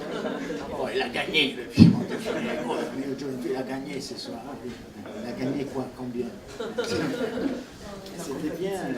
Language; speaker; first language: French; non-native, fluent; Italian